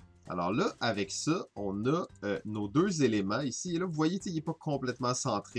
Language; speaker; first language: French; native; French